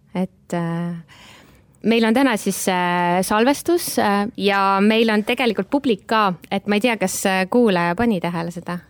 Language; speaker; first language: Estonian; native; Estonian